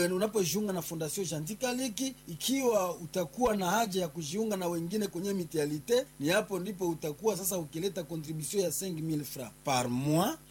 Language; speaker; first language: Swahili; non-native, local second language; Nande